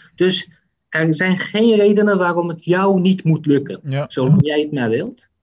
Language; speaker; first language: Dutch; early bilingual, other home language; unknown